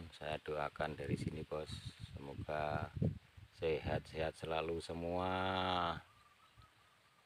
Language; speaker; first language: Indonesian; non-native, local second language; Javanese